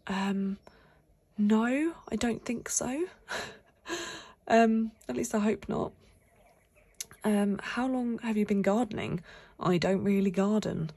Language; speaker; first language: English; native; English